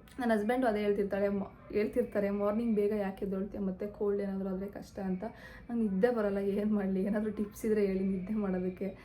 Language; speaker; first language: Kannada; native; Kannada